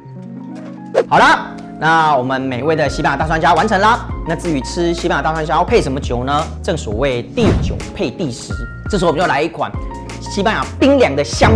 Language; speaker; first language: Chinese; native; Chinese